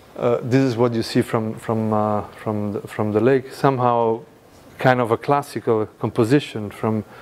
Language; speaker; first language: English; non-native, fluent; Italian